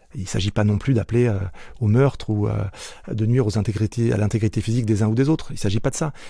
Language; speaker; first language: French; native; French